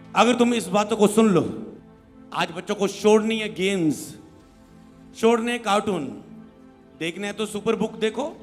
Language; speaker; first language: Hindi; non-native, local second language; Punjabi